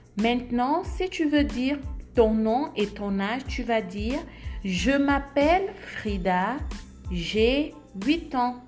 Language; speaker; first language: French; non-native, fluent; Spanish